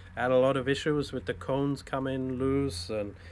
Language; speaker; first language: English; native; English